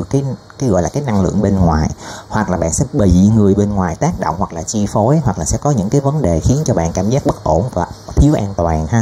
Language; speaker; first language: Vietnamese; native; Vietnamese